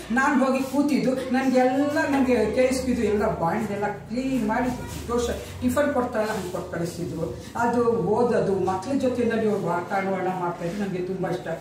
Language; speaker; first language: Kannada; non-native, local second language; Urdu